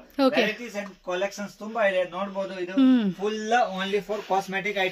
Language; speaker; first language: Kannada; non-native, local second language; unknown